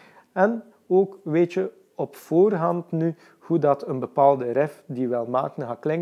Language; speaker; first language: Dutch; native; Dutch